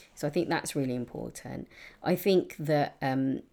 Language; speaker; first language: English; native; English